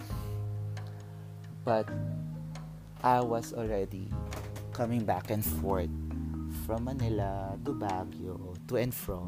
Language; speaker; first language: English; non-native, local second language; Filipino